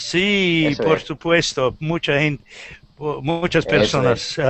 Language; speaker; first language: Spanish; non-native, learner; English